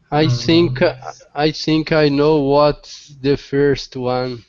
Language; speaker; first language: English; non-native, learner; Portuguese